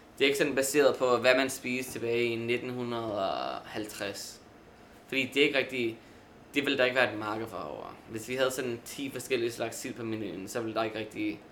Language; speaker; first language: Danish; early bilingual, heritage; Danish